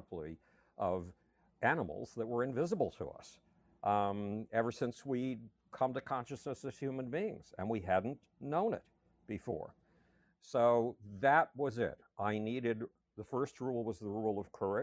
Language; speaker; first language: English; native; English